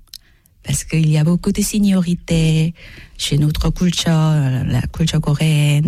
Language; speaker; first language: French; non-native, learner; Korean